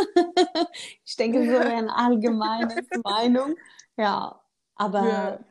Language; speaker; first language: German; non-native, fluent; Swedish